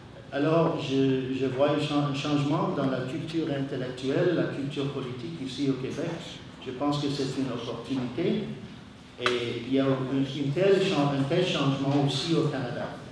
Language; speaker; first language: French; non-native, fluent; English